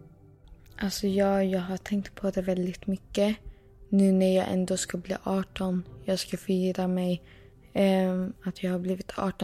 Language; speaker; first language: Swedish; early bilingual, other home language; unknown